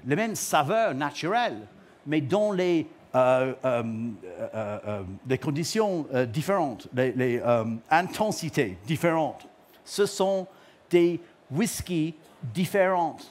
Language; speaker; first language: French; non-native, learner; English